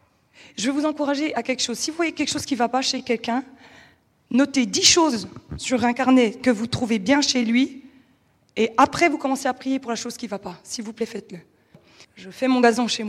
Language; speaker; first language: French; native; French